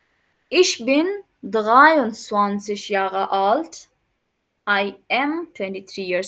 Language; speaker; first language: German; non-native, learner; Hindi